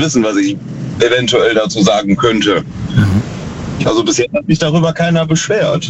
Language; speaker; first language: German; native; German